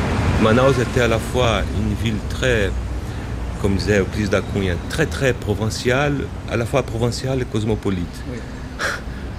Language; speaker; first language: French; non-native, fluent; Portuguese